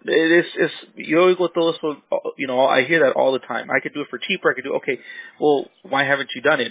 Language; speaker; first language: English; early bilingual, other home language; Spanish